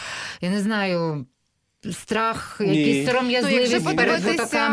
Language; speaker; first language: Ukrainian; native; Ukrainian